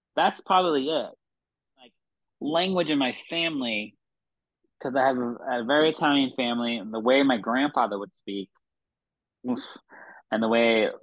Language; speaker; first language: English; native; English